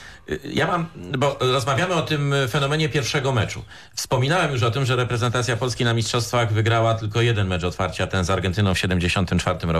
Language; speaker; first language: Polish; native; Polish